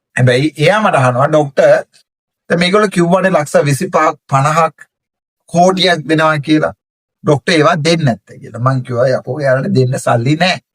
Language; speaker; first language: Sinhala; non-native, local second language; Tamil